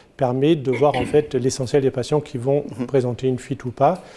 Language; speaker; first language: French; non-native, fluent; German